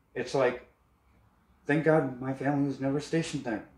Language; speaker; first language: English; native; English